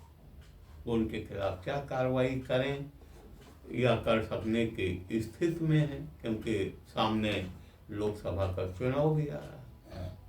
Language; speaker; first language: Hindi; native; Hindi